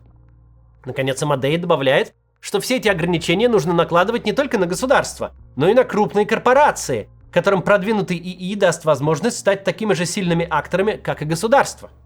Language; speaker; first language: Russian; native; Russian